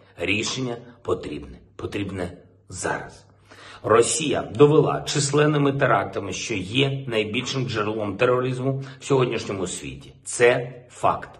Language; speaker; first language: Ukrainian; non-native, local second language; Russian